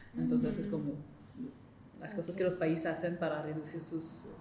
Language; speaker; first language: Spanish; non-native, fluent; English